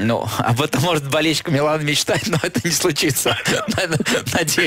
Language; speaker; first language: Russian; native; Russian